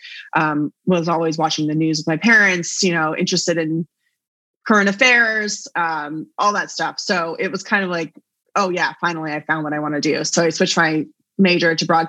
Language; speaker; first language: English; native; English